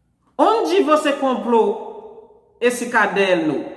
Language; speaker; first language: Portuguese; non-native, fluent; Haitian Creole